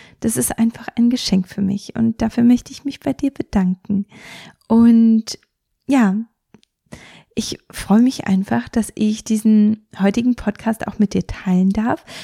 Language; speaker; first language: German; early bilingual, other home language; Russian